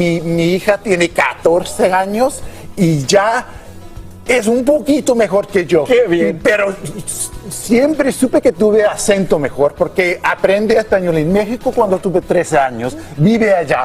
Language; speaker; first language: Spanish; non-native, learner; English